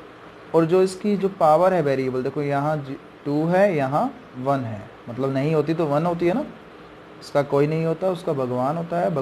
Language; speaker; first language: Hindi; native; Hindi